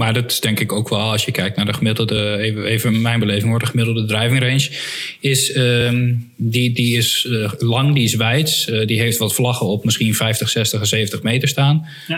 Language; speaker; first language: Dutch; native; Dutch